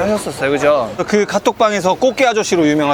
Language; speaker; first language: Korean; native; Korean